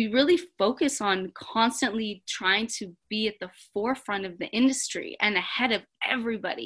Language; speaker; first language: English; native; English